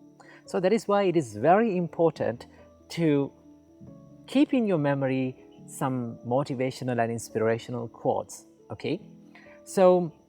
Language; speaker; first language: English; non-native, local second language; Sinhala